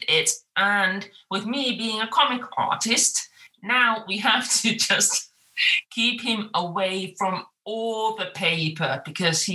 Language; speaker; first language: English; non-native, fluent; Finnish